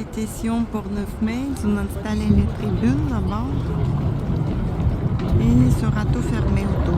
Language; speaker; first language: French; non-native, fluent; Russian